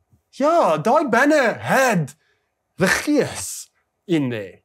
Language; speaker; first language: English; non-native, local second language; Afrikaans